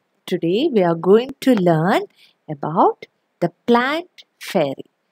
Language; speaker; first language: English; non-native, local second language; Malayalam